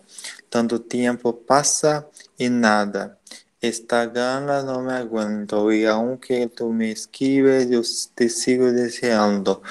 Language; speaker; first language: Spanish; non-native, learner; Portuguese